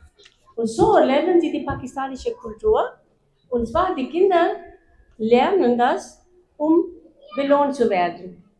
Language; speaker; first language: German; non-native, fluent; Urdu